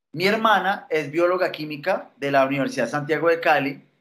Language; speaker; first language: Spanish; native; Spanish